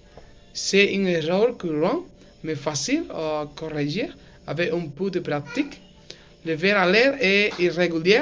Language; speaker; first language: French; non-native, learner; Spanish